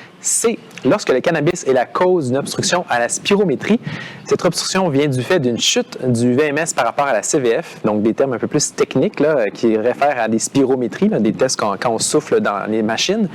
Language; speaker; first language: French; native; French